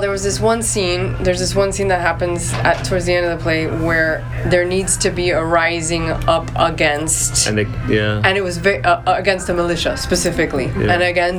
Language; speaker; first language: English; native; English